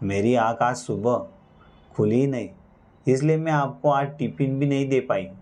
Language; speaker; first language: Hindi; non-native, local second language; Marathi